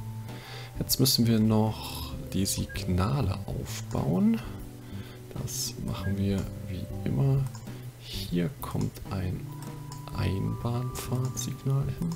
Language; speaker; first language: German; native; German